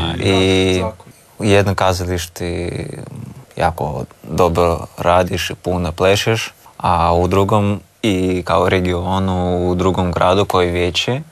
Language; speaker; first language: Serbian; non-native, learner; Russian